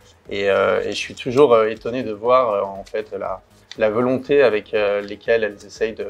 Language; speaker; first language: French; native; French